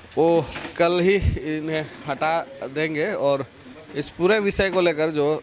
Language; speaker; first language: Hindi; non-native, local second language; Assamese